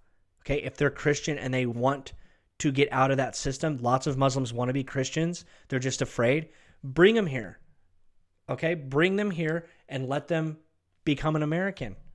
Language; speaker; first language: English; native; English